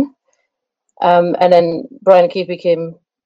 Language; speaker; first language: English; non-native, fluent; French